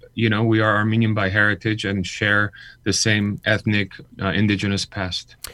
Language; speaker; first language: English; early bilingual, other home language; Armenian